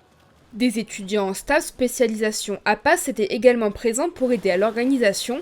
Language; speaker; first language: French; native; French